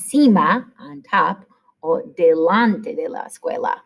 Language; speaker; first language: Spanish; non-native, fluent; English